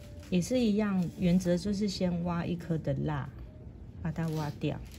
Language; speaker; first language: Chinese; native; Chinese